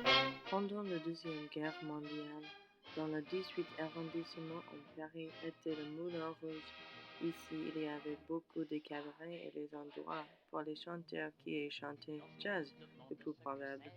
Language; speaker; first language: French; non-native, learner; English